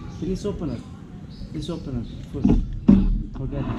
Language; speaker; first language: English; non-native, learner; Turkish